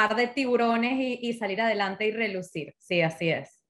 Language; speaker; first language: Spanish; native; Spanish